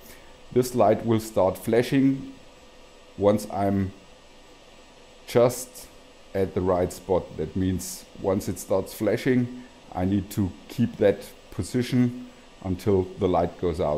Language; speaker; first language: English; non-native, fluent; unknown